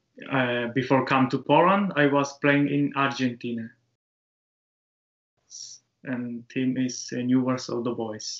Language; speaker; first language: English; non-native, learner; Japanese